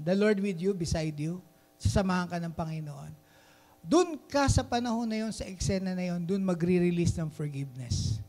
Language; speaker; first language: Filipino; native; Filipino